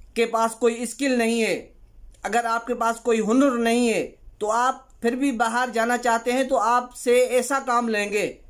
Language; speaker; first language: Urdu; non-native, local second language; Sindhi